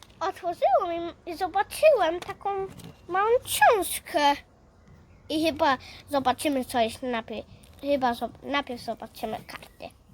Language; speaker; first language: Polish; early bilingual, heritage; Polish